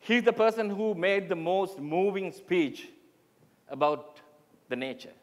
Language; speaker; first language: English; non-native, local second language; Sinhala